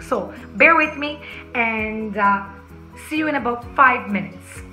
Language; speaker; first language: English; native; English